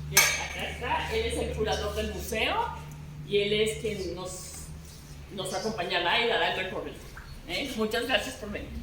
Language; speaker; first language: Spanish; native; Spanish